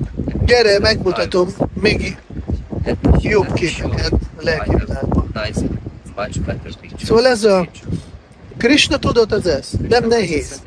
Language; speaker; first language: Hungarian; non-native, fluent; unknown